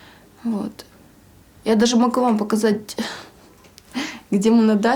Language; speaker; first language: Russian; native; Russian